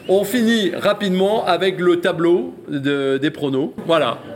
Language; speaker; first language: French; native; French